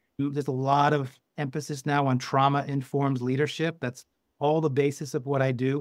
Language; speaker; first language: English; native; English